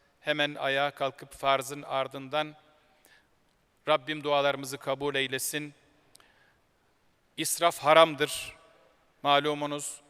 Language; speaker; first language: Turkish; native; Turkish